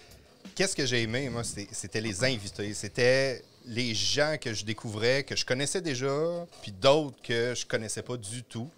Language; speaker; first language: French; native; French